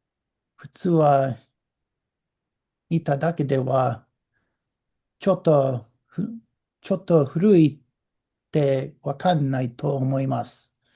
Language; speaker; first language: Japanese; non-native, learner; English